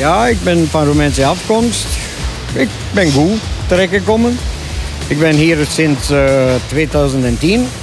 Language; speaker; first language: Dutch; non-native, learner; Romanian